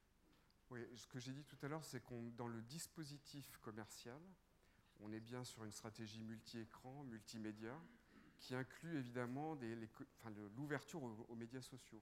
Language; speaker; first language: French; native; French